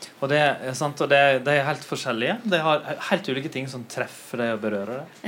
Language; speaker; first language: Norwegian; native; Norwegian